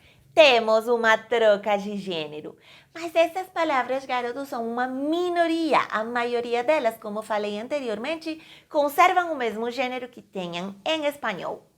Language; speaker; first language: Portuguese; non-native, fluent; Spanish